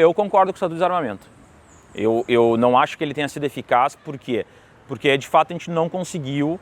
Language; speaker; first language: Portuguese; native; Portuguese